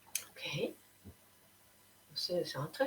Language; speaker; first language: French; non-native, fluent; German